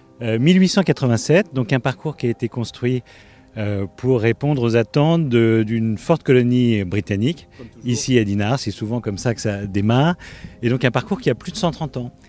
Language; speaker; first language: French; native; French